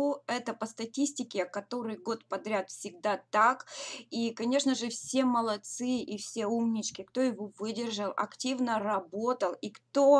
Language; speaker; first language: Russian; native; Russian